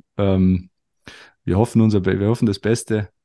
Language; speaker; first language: German; native; German